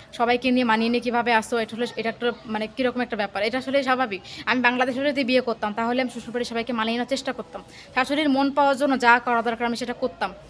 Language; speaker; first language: Bangla; native; Bangla